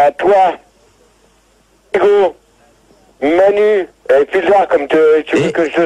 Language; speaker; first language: French; native; French